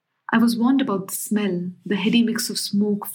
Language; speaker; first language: English; non-native, local second language; Hindi